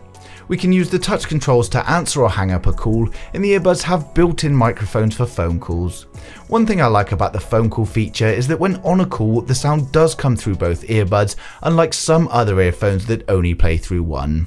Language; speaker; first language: English; native; English